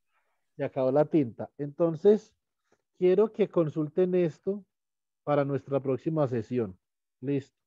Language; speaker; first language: Spanish; native; Spanish